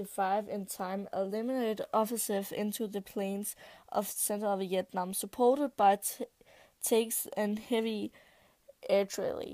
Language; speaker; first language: English; non-native, learner; Danish